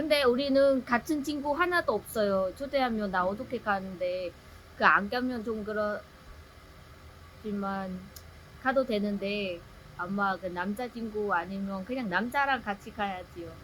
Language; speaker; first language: Korean; non-native, learner; Vietnamese